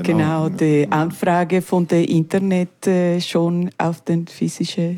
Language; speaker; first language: German; non-native, learner; Spanish